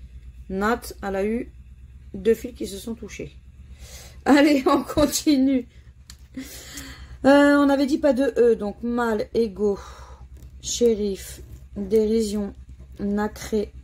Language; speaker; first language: French; native; French